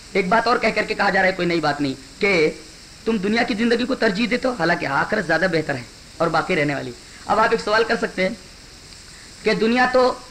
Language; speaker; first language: Urdu; native; Urdu